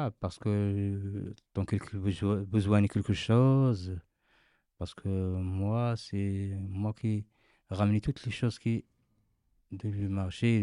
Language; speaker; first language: French; non-native, learner; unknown